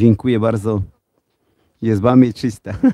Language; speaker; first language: Polish; non-native, learner; Spanish